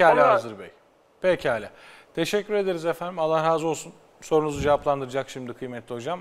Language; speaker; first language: Turkish; native; Turkish